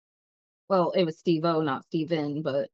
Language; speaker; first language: English; native; English